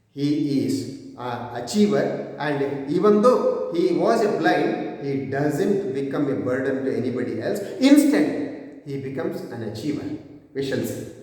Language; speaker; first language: English; non-native, local second language; Kannada